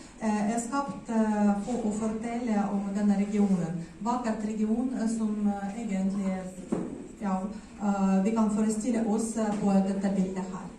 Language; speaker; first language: Swedish; non-native, fluent; Ukrainian